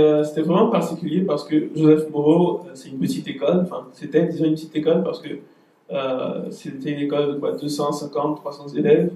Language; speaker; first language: French; native; French